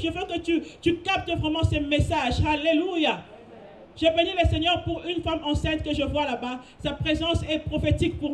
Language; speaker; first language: French; non-native, local second language; Lingala